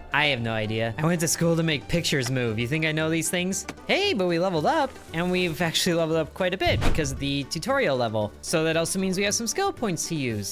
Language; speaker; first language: English; native; English